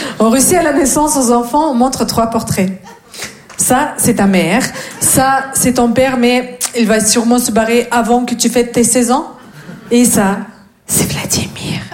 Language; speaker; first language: French; non-native, fluent; Russian